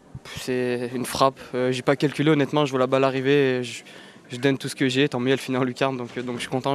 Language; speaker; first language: French; native; French